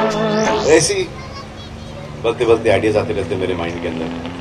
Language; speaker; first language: Hindi; native; Hindi